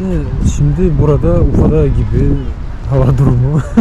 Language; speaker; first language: Turkish; non-native, learner; Bashkir